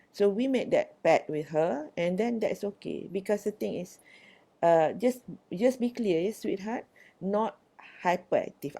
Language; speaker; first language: English; non-native, local second language; Malay